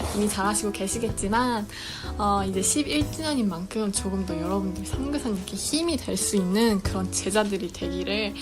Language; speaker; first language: Korean; native; Korean